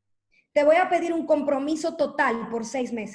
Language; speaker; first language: Spanish; native; Spanish